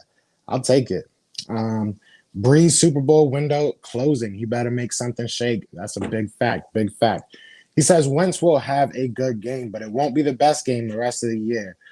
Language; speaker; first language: English; native; English